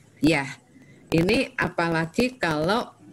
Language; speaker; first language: Indonesian; native; Indonesian